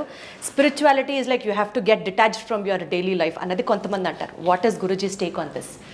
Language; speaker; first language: Telugu; native; Telugu